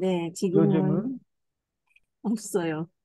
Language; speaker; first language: Korean; non-native, learner; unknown